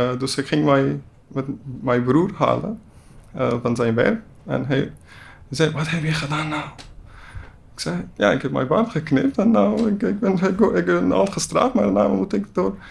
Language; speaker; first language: Dutch; non-native, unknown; Persian